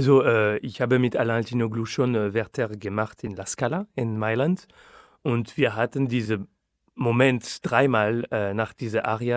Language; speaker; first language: German; non-native, fluent; French